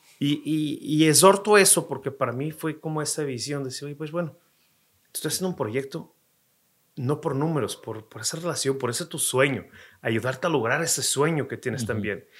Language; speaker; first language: Spanish; non-native, fluent; Portuguese